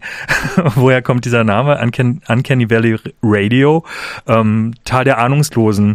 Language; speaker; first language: German; native; German